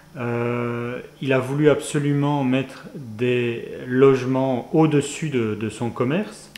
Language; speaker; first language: French; native; French